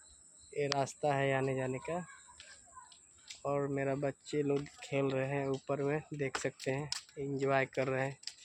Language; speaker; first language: Hindi; non-native, local second language; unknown